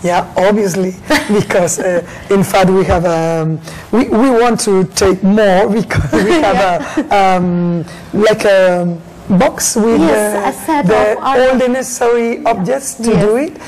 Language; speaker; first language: English; non-native, learner; Spanish